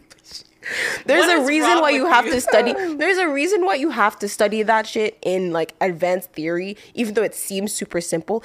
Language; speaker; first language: English; non-native, local second language; Yoruba